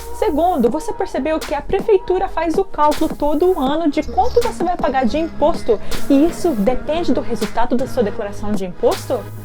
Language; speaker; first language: Portuguese; early bilingual, heritage; Japanese